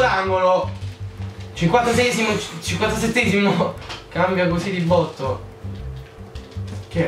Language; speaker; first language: Italian; native; Italian